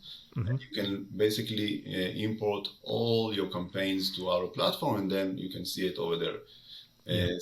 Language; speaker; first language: English; non-native, fluent; Hebrew